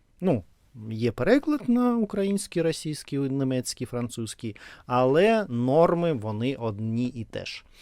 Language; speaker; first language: Ukrainian; non-native, learner; Russian